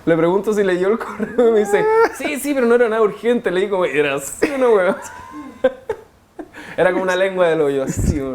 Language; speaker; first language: Spanish; native; Spanish